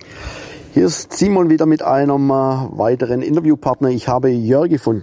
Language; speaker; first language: German; native; German